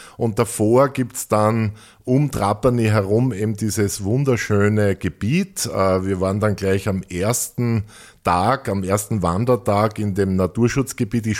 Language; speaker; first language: German; native; German